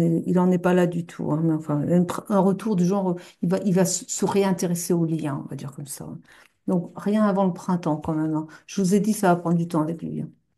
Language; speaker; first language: French; native; French